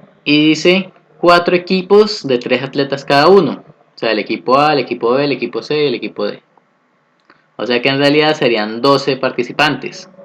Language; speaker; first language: Spanish; native; Spanish